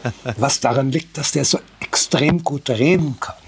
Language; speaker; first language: German; native; German